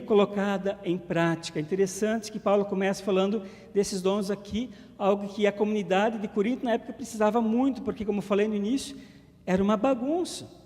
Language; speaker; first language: Portuguese; native; Portuguese